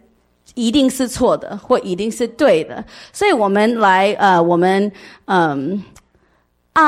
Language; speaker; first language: Chinese; early bilingual, heritage; English